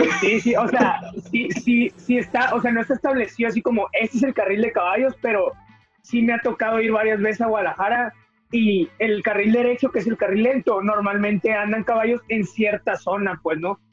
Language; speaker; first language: Spanish; native; Spanish